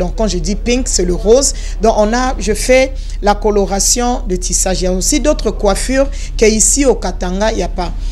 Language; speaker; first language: French; non-native, local second language; Lingala